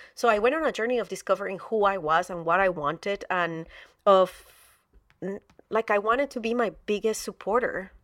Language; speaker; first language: English; non-native, fluent; Spanish